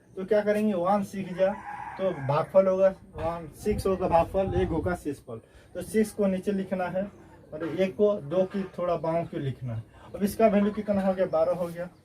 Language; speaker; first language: Hindi; native; Hindi